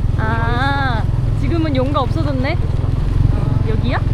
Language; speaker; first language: Korean; native; Korean